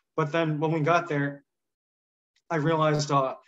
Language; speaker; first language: English; native; English